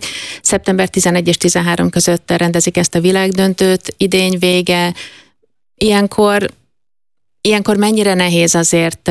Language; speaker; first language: Hungarian; native; Hungarian